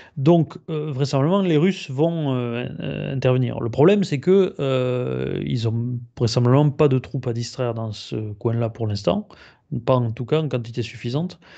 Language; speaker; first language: French; native; French